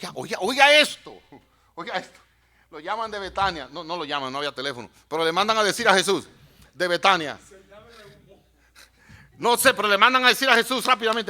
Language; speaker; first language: Spanish; native; Spanish